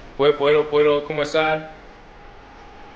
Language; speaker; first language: Spanish; non-native, learner; English